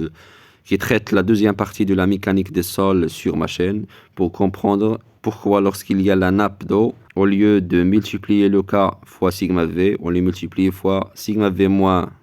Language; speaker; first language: French; non-native, local second language; Arabic